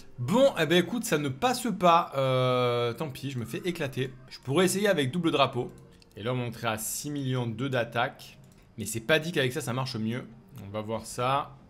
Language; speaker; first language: French; native; French